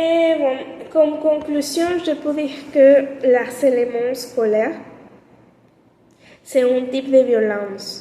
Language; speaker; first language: French; non-native, learner; Spanish